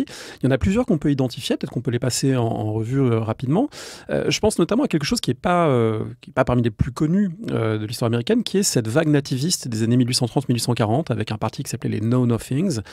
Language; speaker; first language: French; native; French